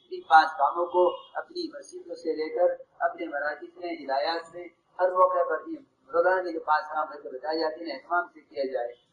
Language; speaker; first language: Urdu; native; Urdu